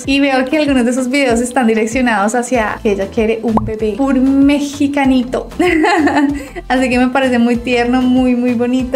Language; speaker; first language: Spanish; native; Spanish